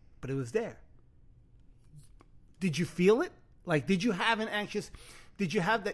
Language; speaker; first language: English; native; English